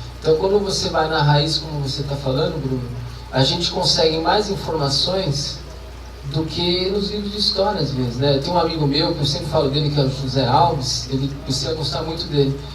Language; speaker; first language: Portuguese; native; Portuguese